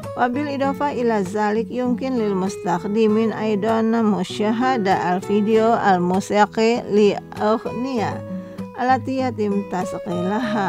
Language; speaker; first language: Arabic; non-native, fluent; Indonesian